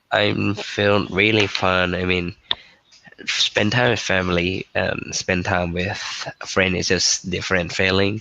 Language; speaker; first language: English; non-native, learner; Thai